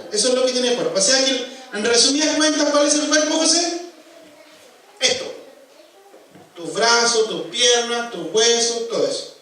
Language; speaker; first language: Spanish; native; Spanish